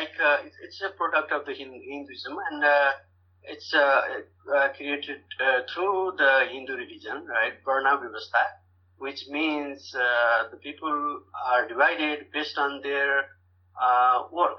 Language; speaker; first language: English; non-native, fluent; Nepali